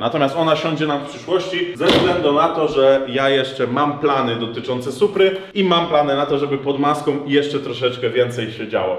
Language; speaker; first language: Polish; native; Polish